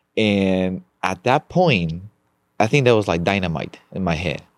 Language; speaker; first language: English; non-native, fluent; Spanish